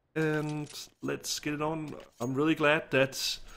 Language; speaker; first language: English; non-native, fluent; Danish